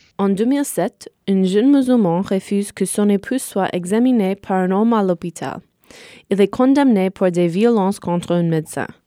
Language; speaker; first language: French; non-native, fluent; English